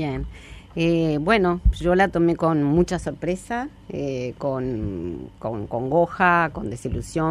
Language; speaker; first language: Spanish; native; Spanish